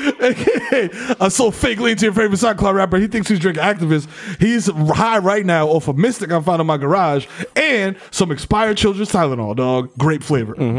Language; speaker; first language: English; early bilingual, other home language; Spanish